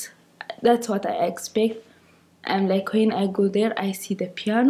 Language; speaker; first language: English; non-native, learner; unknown